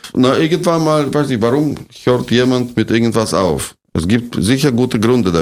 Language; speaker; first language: German; non-native, fluent; Russian